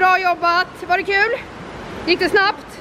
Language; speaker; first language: Swedish; native; Swedish